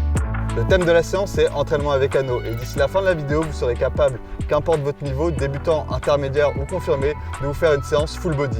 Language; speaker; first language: French; native; French